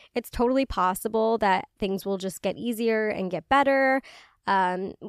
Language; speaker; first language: English; native; English